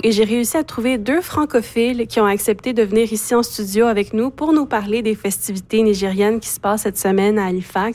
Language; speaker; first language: French; native; French